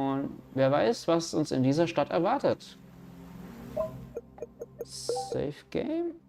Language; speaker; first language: German; native; German